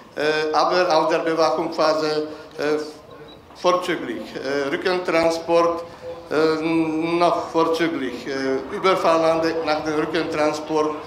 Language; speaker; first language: German; non-native, learner; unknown